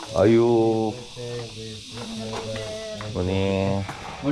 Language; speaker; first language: Korean; native; Korean